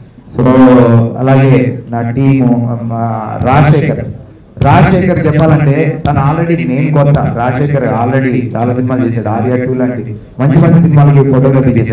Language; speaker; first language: Telugu; native; Telugu